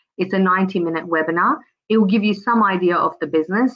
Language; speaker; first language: English; early bilingual, other home language; Persian